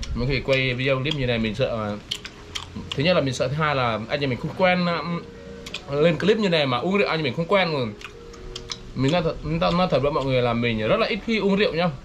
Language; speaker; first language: Vietnamese; non-native, local second language; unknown